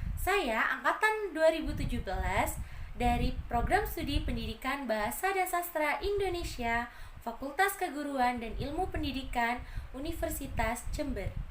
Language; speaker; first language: Indonesian; native; Indonesian